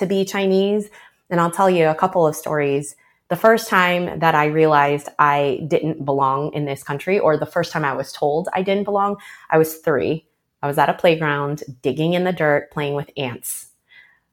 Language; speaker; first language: English; early bilingual, other home language; Chinese